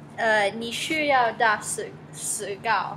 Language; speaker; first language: Chinese; non-native, learner; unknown